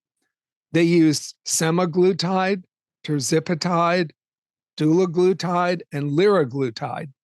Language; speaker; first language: English; native; English